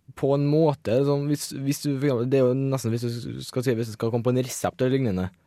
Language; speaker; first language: Norwegian; native; Norwegian